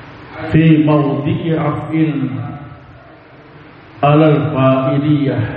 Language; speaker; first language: Arabic; non-native, fluent; Indonesian